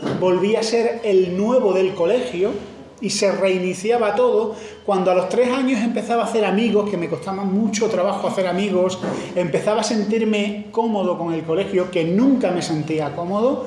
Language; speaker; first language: Spanish; native; Spanish